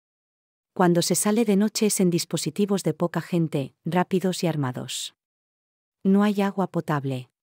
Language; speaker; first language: Spanish; native; Spanish